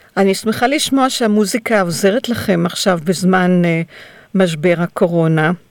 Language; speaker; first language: Hebrew; native; Hebrew